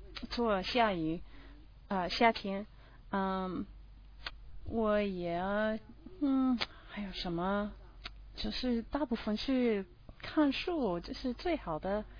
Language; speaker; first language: Chinese; non-native, learner; English